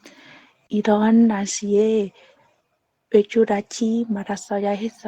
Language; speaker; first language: Korean; non-native, learner; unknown